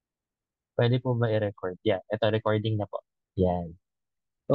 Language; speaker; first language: Filipino; native; Filipino